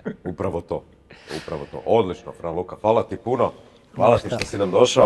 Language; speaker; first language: Croatian; native; Croatian